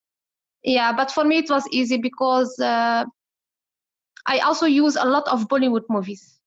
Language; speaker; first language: English; non-native, learner; Arabic